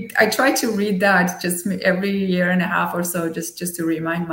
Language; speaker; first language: English; non-native, fluent; Armenian